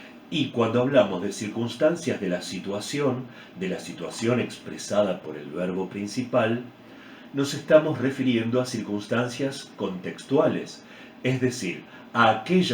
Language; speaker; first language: Spanish; native; Spanish